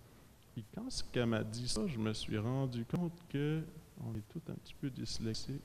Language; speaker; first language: French; native; French